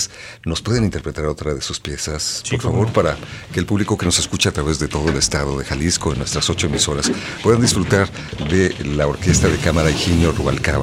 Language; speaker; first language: Spanish; native; Spanish